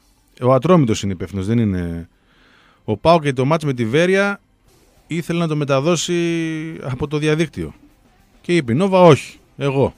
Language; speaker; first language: Greek; native; Greek